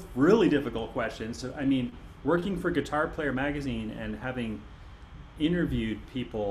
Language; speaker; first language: English; native; English